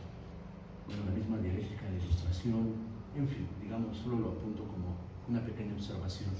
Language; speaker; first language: Spanish; native; Spanish